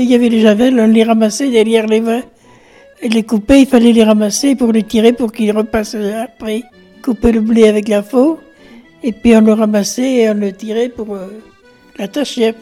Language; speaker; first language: French; native; French